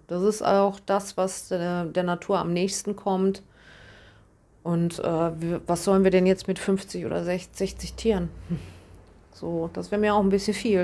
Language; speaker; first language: German; native; German